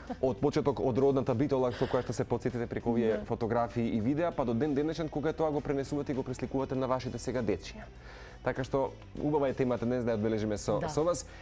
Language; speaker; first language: Macedonian; native; Macedonian